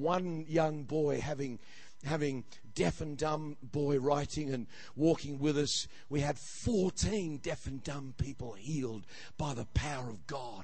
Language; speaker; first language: English; native; English